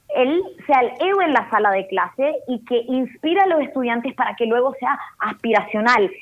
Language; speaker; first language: Spanish; native; Spanish